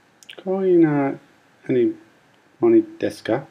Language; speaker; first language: Japanese; non-native, learner; English